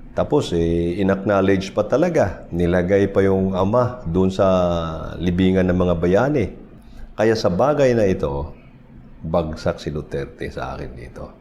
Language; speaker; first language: Filipino; non-native, local second language; Cebuano